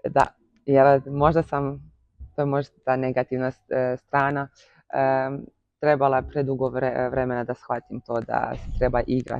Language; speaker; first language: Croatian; early bilingual, heritage; Croatian